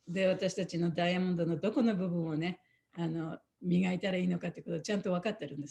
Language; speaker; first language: Japanese; native; Japanese